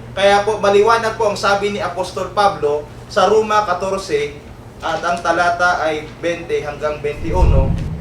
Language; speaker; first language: Filipino; native; Filipino